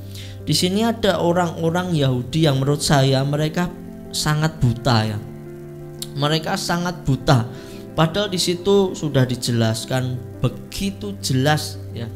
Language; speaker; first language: Indonesian; native; Indonesian